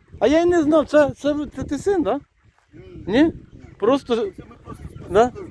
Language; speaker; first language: Ukrainian; native; Ukrainian